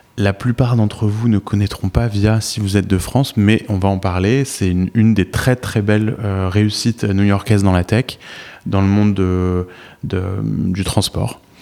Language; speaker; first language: French; native; French